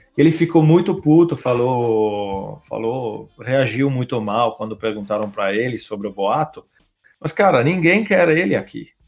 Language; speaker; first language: Portuguese; non-native, fluent; Italian